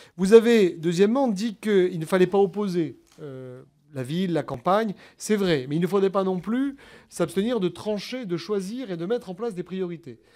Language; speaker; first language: French; native; French